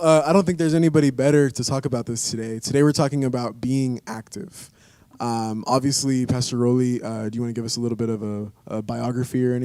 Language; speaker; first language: English; native; English